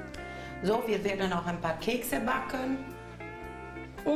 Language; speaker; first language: German; non-native, local second language; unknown